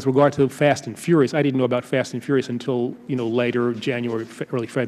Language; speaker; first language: English; native; English